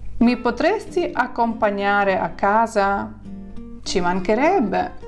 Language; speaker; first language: Italian; non-native, fluent; Ukrainian